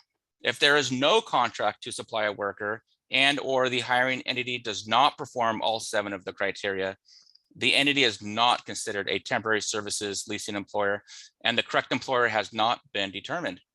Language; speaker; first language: English; native; English